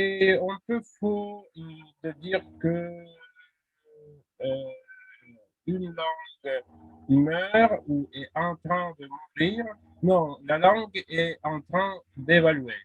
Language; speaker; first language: French; non-native, fluent; Russian